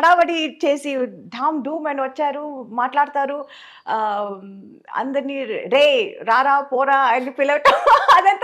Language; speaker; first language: Telugu; non-native, local second language; Tamil